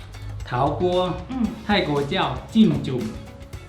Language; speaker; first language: Chinese; non-native, fluent; Thai